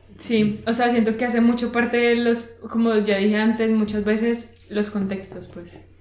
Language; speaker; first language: Spanish; native; Spanish